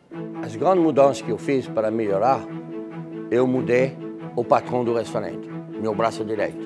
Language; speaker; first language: Portuguese; non-native, fluent; French